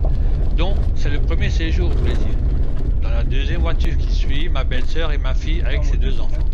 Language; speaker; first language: French; native; French